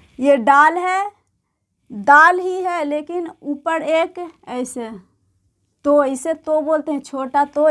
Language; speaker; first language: Hindi; native; Hindi